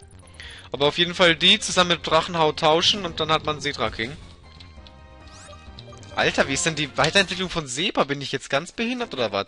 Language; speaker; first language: German; native; German